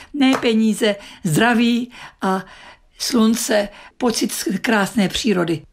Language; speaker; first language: Czech; native; Czech